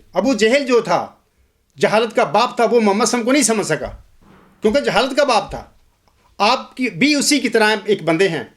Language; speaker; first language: Urdu; non-native, local second language; Punjabi